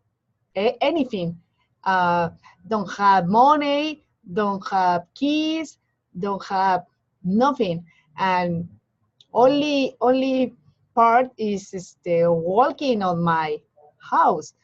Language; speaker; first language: English; non-native, learner; Spanish